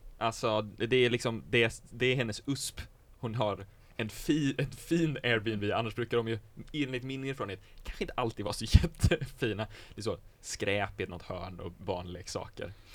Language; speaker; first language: Swedish; native; Swedish